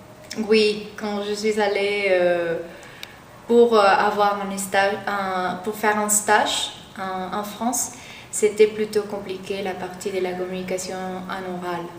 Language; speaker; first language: French; non-native, learner; Spanish